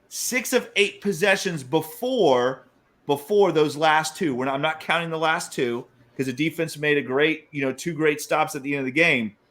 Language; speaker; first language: English; native; English